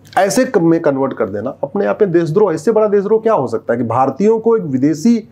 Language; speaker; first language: Hindi; native; Hindi